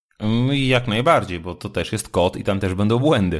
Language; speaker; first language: Polish; native; Polish